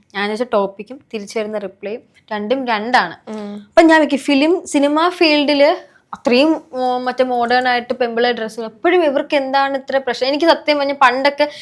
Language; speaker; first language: Malayalam; native; Malayalam